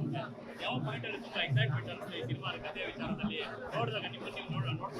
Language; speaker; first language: Kannada; native; Kannada